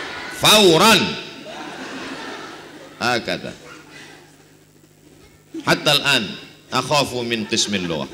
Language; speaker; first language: Arabic; non-native, fluent; Indonesian